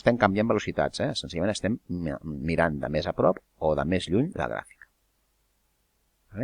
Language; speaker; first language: Catalan; native; Catalan